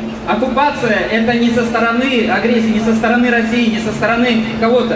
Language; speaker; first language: Russian; native; Russian